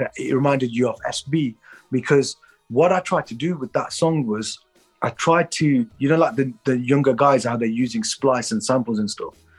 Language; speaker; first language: English; native; English